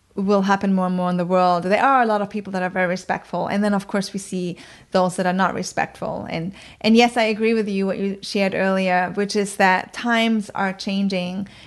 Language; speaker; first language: English; non-native, fluent; German